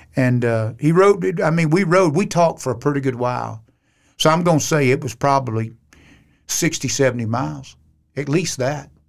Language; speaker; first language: English; native; English